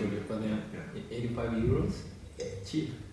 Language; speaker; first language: English; non-native, learner; Japanese